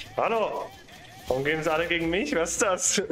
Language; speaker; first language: German; native; German